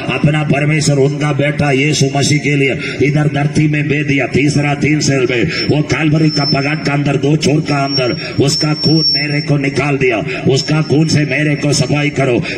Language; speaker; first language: Hindi; non-native, local second language; Malayalam